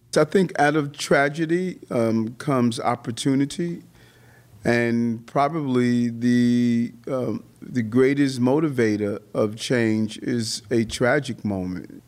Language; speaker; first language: English; native; English